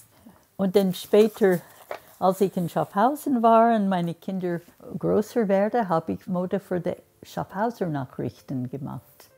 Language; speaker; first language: German; non-native, fluent; English